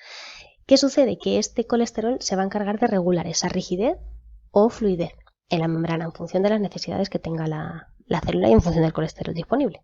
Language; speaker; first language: Spanish; native; Spanish